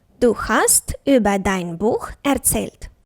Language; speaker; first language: German; non-native, fluent; Ukrainian